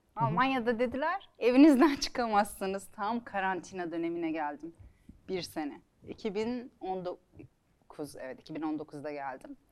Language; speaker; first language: Turkish; native; Turkish